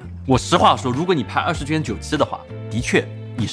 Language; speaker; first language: Chinese; native; Chinese